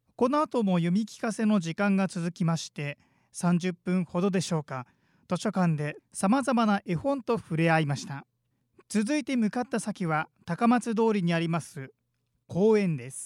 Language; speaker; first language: Japanese; native; Japanese